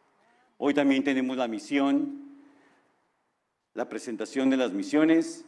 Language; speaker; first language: Spanish; native; Spanish